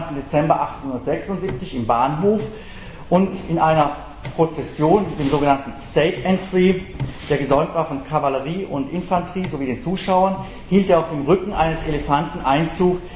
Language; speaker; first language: German; native; German